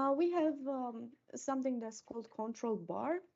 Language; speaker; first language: English; non-native, fluent; Romanian